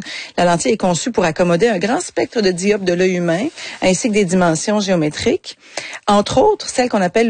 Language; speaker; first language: French; native; French